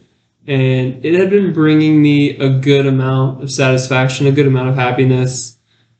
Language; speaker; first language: English; native; English